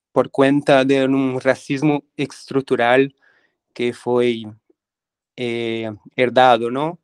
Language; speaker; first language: Spanish; non-native, fluent; Portuguese